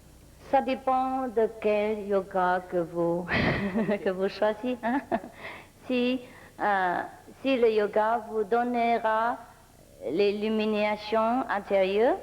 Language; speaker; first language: French; non-native, fluent; Vietnamese